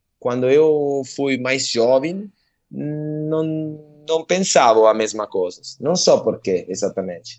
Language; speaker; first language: Portuguese; non-native, learner; Italian